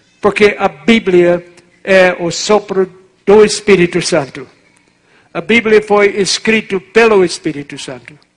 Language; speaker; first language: Portuguese; non-native, fluent; English